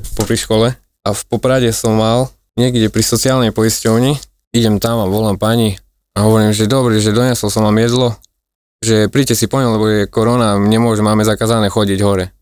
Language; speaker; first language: Slovak; native; Slovak